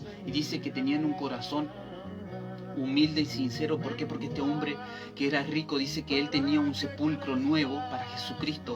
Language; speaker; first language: Spanish; native; Spanish